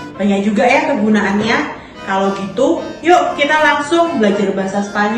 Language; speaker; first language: Indonesian; native; Indonesian